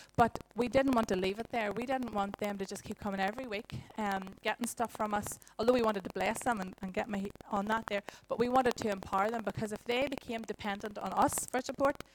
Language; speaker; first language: English; native; English